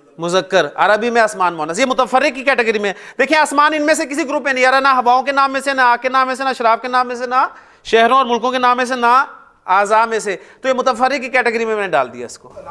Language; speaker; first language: Urdu; native; Urdu